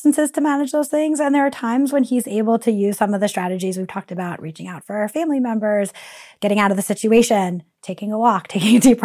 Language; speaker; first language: English; native; English